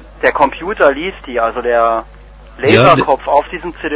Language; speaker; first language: German; native; German